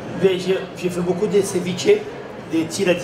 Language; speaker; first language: French; non-native, learner; Portuguese